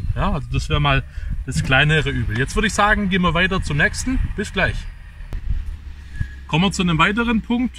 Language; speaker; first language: German; native; German